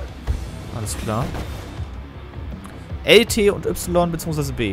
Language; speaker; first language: German; native; German